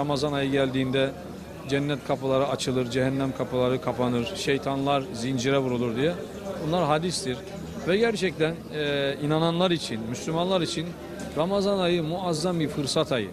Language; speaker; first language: Turkish; native; Turkish